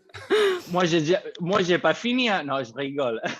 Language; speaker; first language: French; non-native, fluent; Spanish